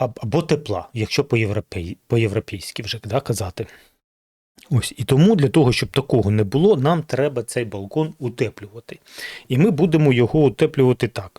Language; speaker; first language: Ukrainian; non-native, local second language; Russian